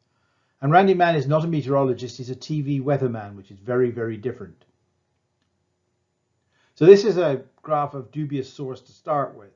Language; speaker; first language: English; native; English